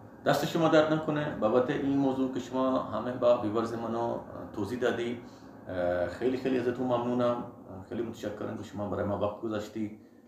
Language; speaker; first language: Persian; non-native, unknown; Urdu